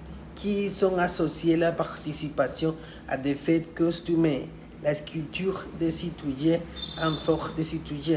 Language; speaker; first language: French; non-native, learner; Spanish